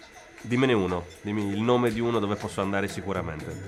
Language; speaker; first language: Italian; native; Italian